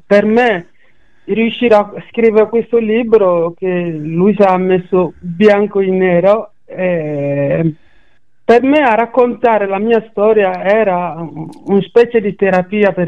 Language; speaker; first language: Italian; non-native, fluent; Bambara